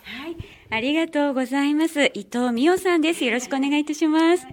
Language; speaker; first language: Japanese; native; Japanese